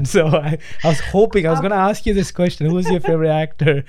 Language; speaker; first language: English; non-native, local second language; Tamil